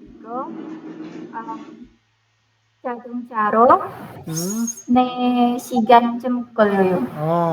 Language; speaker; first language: Korean; non-native, learner; Indonesian